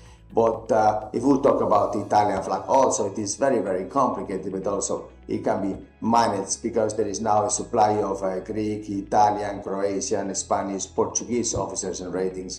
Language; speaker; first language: English; non-native, fluent; Spanish